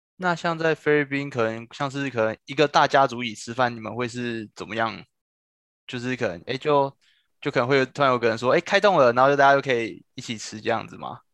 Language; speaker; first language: Chinese; native; Chinese